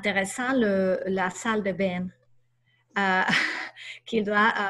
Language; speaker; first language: French; non-native, learner; Spanish